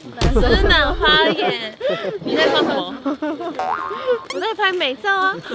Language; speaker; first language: Chinese; non-native, fluent; Japanese